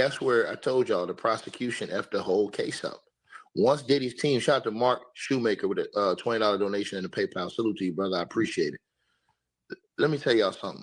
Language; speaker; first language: English; native; English